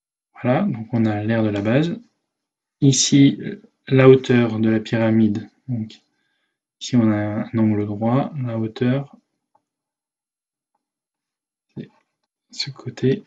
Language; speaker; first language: French; native; French